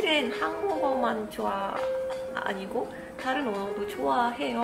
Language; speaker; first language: Korean; non-native, learner; Malay